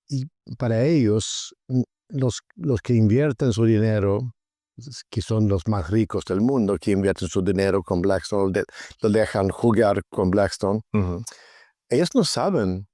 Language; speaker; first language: Spanish; non-native, fluent; Swedish